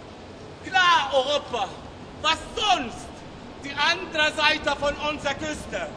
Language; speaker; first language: German; non-native, learner; Arabic